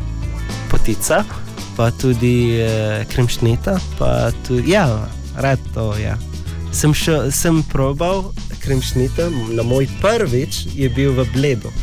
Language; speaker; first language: Slovenian; non-native, learner; Arabic